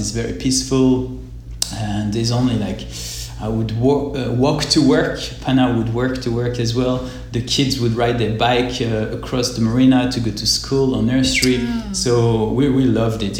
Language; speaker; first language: English; non-native, fluent; French